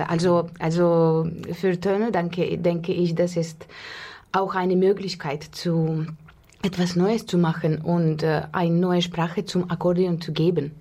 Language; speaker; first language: German; non-native, learner; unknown